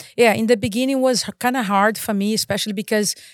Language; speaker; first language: English; non-native, fluent; Portuguese